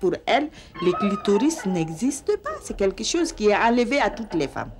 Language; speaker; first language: French; non-native, local second language; Bambara